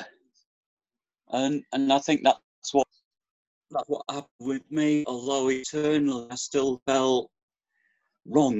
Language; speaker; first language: English; native; English